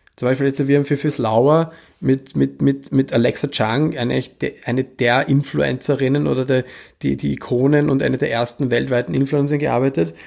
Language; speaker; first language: German; native; German